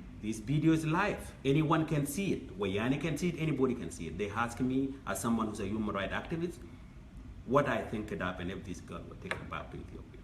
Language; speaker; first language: English; non-native, fluent; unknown